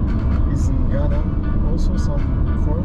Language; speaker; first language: English; non-native, learner; German